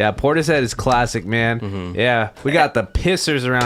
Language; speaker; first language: English; native; English